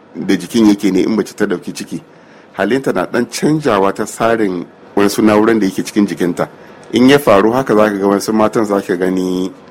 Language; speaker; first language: Hausa; native; Hausa